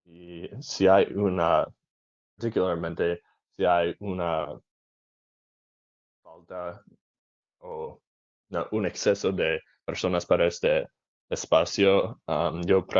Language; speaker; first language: Spanish; non-native, learner; English